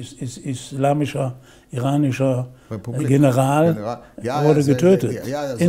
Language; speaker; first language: German; native; German